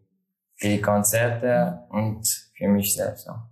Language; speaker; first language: German; non-native, learner; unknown